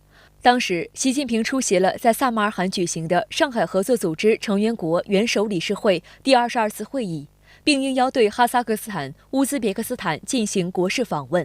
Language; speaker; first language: Chinese; native; Chinese